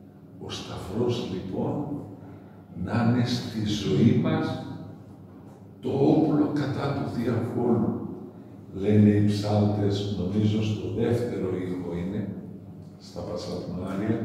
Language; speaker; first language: Greek; native; Greek